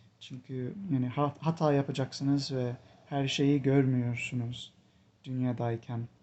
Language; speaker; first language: Turkish; non-native, fluent; English